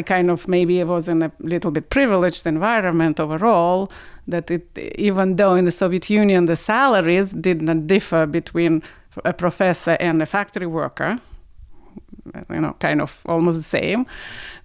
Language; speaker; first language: English; non-native, fluent; Russian